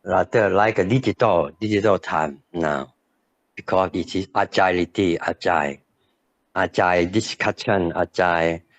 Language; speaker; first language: English; non-native, learner; Thai